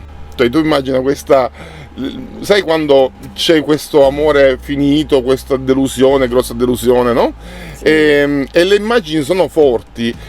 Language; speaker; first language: Italian; native; Italian